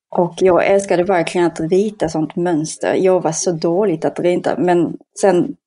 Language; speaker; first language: Swedish; non-native, fluent; Japanese